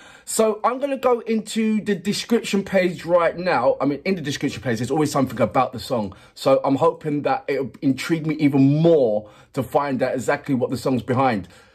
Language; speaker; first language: English; native; English